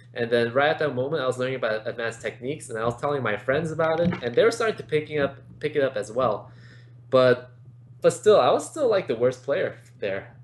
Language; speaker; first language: English; native; English